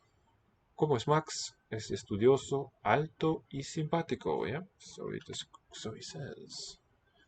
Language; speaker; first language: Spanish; non-native, learner; English